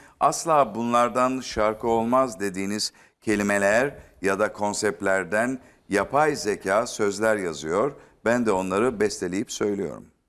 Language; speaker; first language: Turkish; native; Turkish